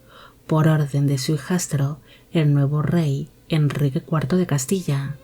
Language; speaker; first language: Spanish; native; Spanish